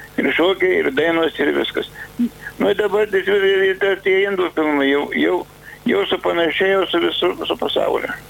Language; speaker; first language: Lithuanian; native; Lithuanian